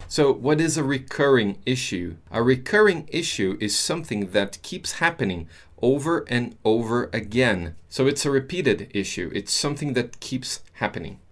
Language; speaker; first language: English; non-native, fluent; Portuguese